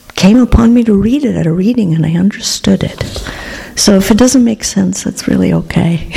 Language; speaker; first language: English; non-native, fluent; Greek